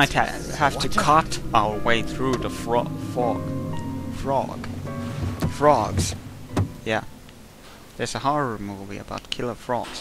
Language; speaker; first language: English; native; English